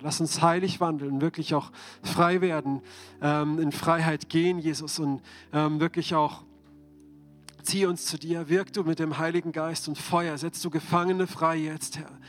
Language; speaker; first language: German; native; German